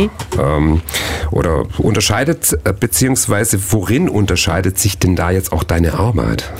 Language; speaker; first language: German; native; German